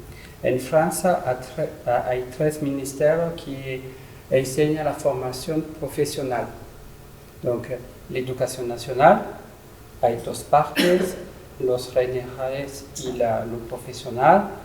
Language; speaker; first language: Spanish; non-native, learner; French